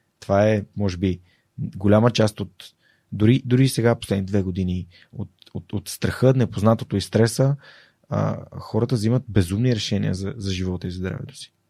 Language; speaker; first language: Bulgarian; native; Bulgarian